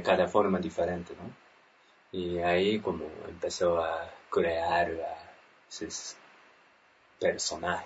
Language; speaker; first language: Spanish; non-native, learner; Japanese